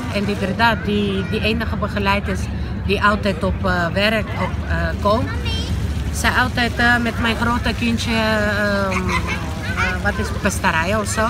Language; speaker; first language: Dutch; non-native, learner; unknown